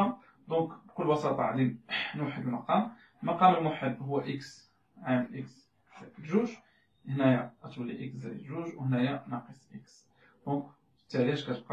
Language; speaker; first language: Arabic; native; Arabic